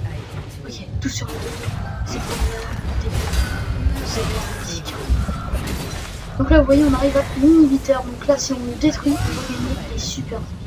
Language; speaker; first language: French; native; French